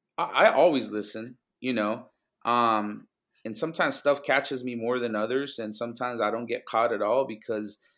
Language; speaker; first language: English; early bilingual, other home language; Spanish